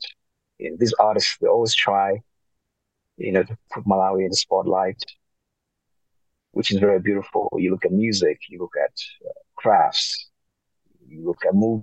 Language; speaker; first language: English; non-native, local second language; Tumbuka